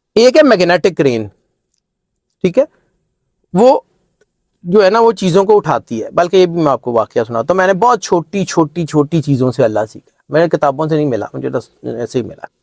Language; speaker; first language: Urdu; non-native, local second language; Punjabi